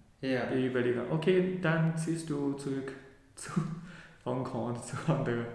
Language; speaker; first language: German; non-native, learner; Cantonese